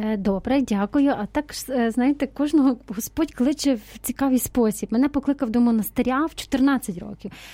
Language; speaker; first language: Ukrainian; native; Ukrainian